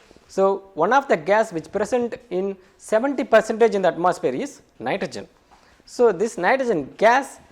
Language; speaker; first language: English; non-native, local second language; Tamil